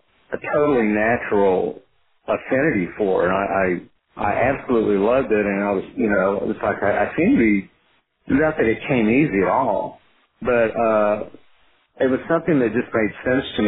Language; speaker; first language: English; native; English